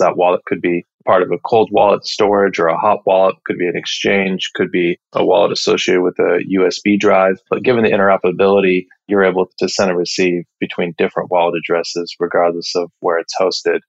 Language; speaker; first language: English; native; English